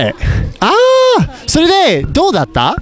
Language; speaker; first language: Japanese; non-native, learner; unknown